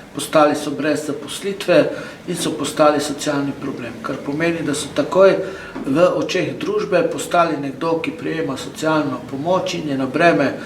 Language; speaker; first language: Slovenian; non-native, local second language; Romany